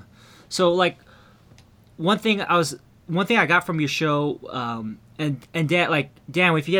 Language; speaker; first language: English; early bilingual, other home language; Min Nan Chinese